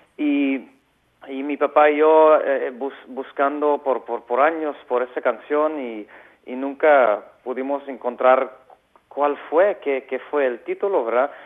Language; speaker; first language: Spanish; non-native, fluent; Dutch